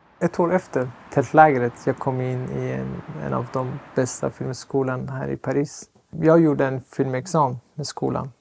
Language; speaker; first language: Swedish; non-native, fluent; Persian